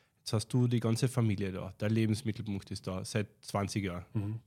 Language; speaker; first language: German; native; German